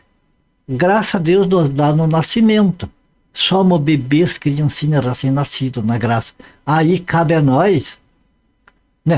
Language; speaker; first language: Portuguese; native; Portuguese